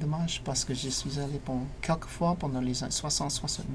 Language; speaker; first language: French; non-native, learner; English